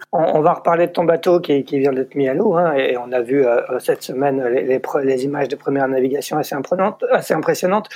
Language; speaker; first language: French; native; French